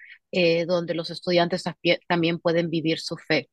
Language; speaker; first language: Spanish; native; Spanish